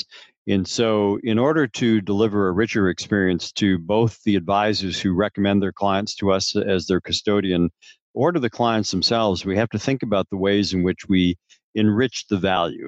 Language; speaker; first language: English; native; English